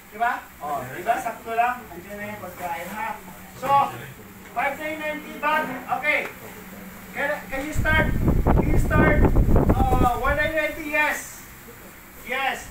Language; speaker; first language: Filipino; non-native, local second language; Cebuano